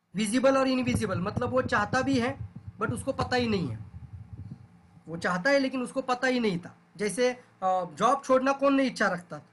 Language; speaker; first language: Hindi; non-native, local second language; Marathi